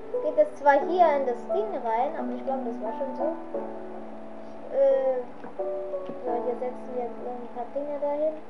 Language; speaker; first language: German; native; German